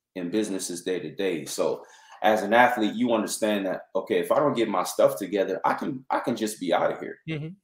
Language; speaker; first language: English; native; English